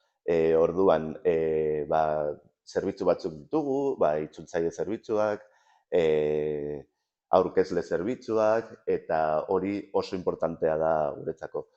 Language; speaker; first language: Basque; non-native, local second language; Spanish